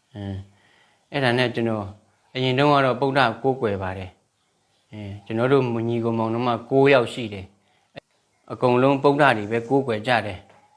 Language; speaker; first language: Burmese; non-native, local second language; Shan